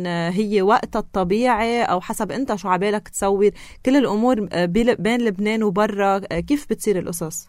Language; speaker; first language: Arabic; native; Arabic